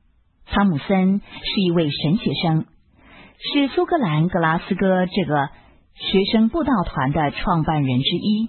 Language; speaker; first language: Chinese; native; Chinese